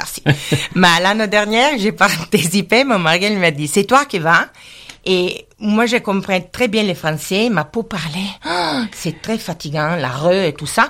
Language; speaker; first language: French; non-native, learner; Italian